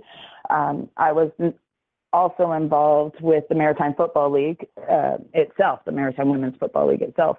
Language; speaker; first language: English; native; English